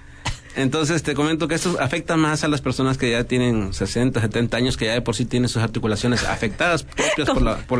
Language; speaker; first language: Spanish; native; Spanish